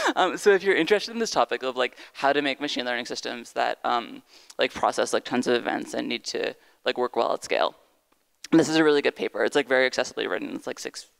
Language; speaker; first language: English; native; English